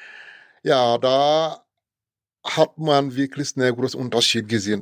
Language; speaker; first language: German; non-native, fluent; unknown